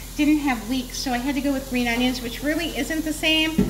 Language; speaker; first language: English; native; English